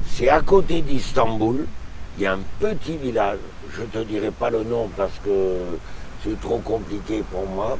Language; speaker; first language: French; native; French